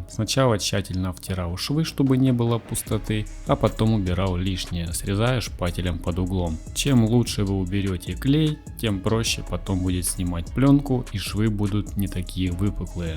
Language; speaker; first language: Russian; native; Russian